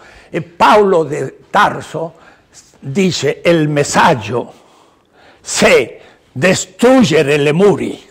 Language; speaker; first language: Italian; non-native, learner; Spanish